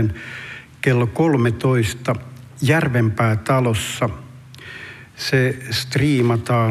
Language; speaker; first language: Finnish; native; Finnish